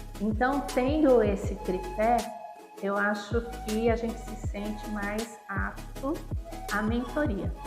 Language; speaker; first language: Portuguese; native; Portuguese